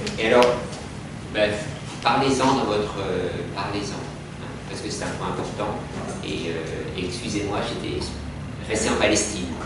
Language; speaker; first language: French; native; French